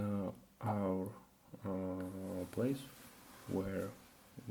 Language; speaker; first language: English; non-native, learner; Russian